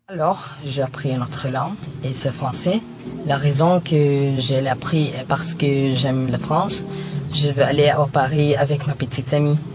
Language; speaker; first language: French; non-native, learner; Filipino